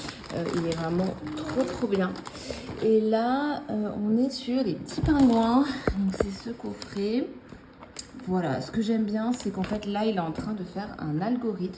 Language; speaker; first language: French; native; French